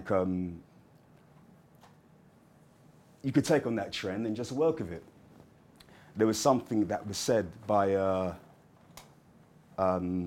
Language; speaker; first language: English; native; English